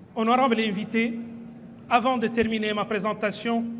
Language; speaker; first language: French; non-native, local second language; Arabic